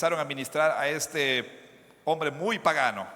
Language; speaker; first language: Spanish; non-native, fluent; English